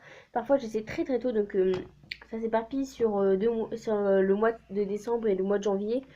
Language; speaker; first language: French; native; French